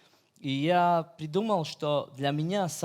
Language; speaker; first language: Russian; non-native, fluent; Latvian